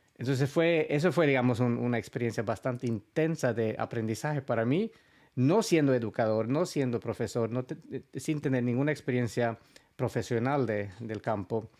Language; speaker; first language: Spanish; non-native, fluent; Swedish